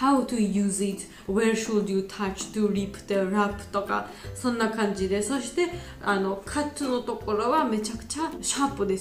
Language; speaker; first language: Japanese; non-native, learner; Georgian